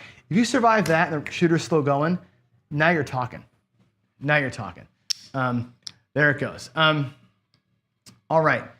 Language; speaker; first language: English; native; English